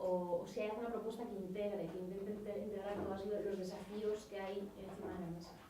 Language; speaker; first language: Spanish; native; Spanish